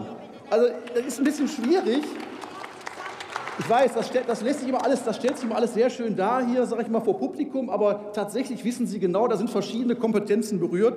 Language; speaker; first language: German; native; German